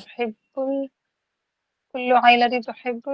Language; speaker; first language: Arabic; non-native, learner; Urdu